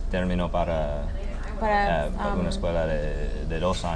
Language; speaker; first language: Spanish; non-native, fluent; English